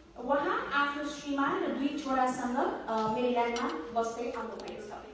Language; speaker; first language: Nepali; early bilingual, heritage; Nepali